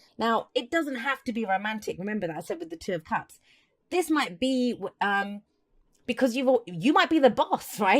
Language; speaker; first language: English; native; English